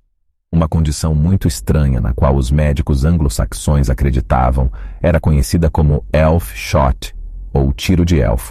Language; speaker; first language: Portuguese; native; Portuguese